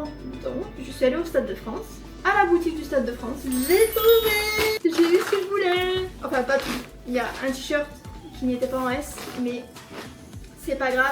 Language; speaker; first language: French; native; French